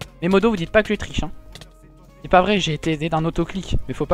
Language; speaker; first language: French; native; French